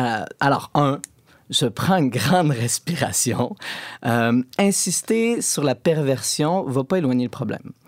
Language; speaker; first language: French; native; French